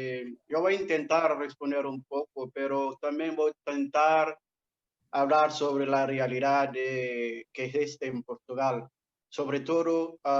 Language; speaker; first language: Spanish; non-native, fluent; Portuguese